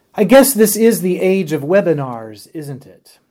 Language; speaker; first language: English; native; English